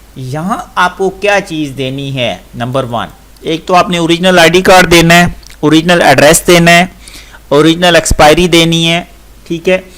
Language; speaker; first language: Urdu; non-native, local second language; Punjabi